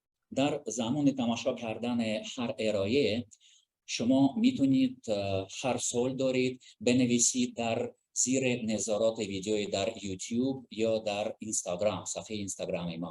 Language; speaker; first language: Persian; non-native, learner; Russian